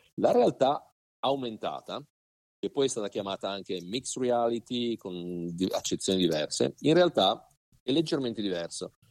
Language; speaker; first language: Italian; native; Italian